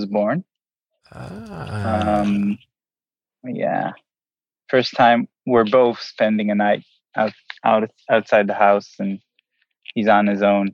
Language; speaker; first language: English; non-native, fluent; Hebrew